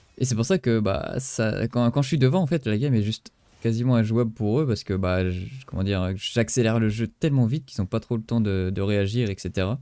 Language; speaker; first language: French; native; French